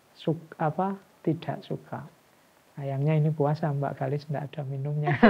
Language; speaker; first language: Indonesian; non-native, local second language; Javanese